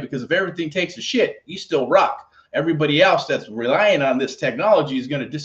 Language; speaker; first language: English; native; English